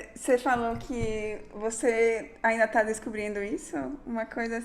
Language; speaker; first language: Portuguese; non-native, fluent; Spanish